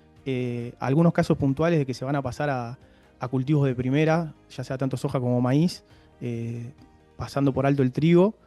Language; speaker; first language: Spanish; native; Spanish